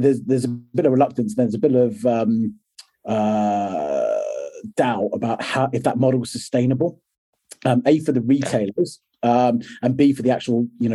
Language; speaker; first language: English; native; English